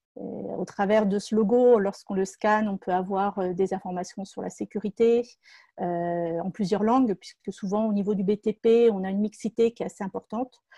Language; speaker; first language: French; native; French